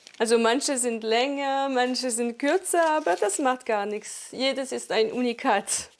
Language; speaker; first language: German; non-native, local second language; Swiss German